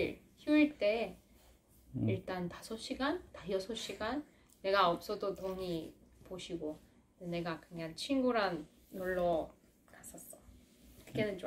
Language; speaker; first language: Korean; non-native, fluent; Russian